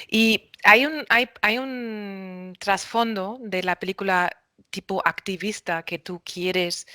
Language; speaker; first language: Spanish; non-native, fluent; German